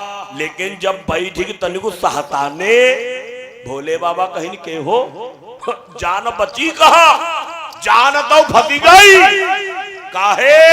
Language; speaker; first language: Hindi; native; Hindi